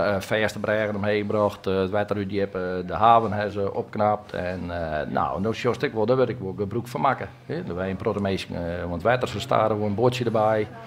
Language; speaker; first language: Dutch; non-native, local second language; Western Frisian